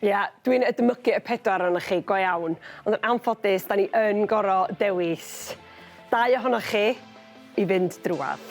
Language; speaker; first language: Welsh; native; Welsh